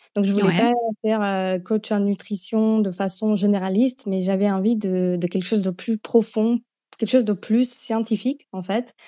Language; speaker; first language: French; non-native, fluent; Slovak